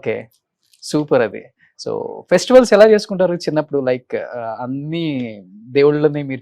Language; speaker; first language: Telugu; native; Telugu